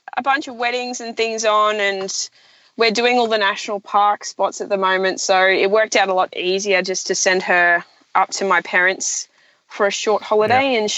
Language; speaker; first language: English; native; English